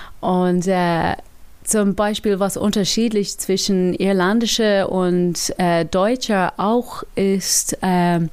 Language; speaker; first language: German; non-native, learner; English